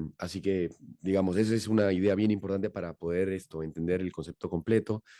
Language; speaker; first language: Spanish; native; Spanish